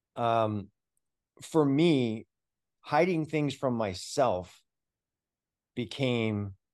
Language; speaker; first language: English; native; English